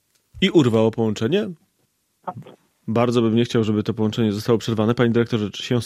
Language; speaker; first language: Polish; native; Polish